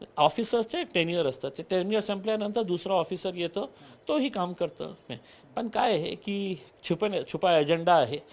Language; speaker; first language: Marathi; non-native, local second language; Urdu